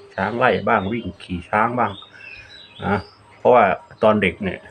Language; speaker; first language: Thai; non-native, local second language; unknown